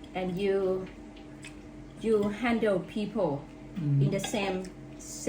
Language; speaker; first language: English; non-native, learner; Thai